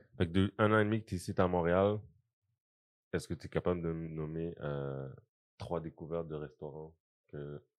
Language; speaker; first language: French; native; French